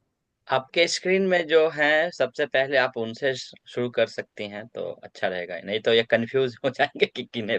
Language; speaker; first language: Hindi; native; Hindi